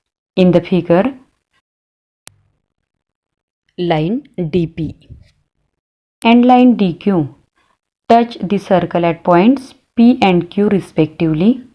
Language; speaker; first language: English; non-native, local second language; Marathi